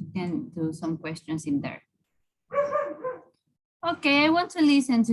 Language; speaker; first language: English; non-native, fluent; Spanish